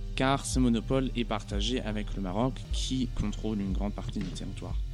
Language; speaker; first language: French; non-native, fluent; German